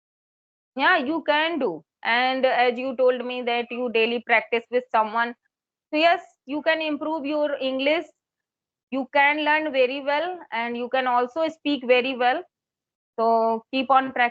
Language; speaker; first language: English; non-native, local second language; Hindi